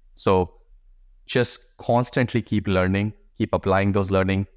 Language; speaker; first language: English; non-native, local second language; Hindi